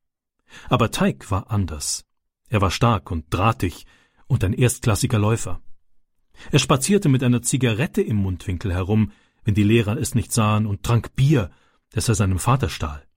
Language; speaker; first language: German; native; German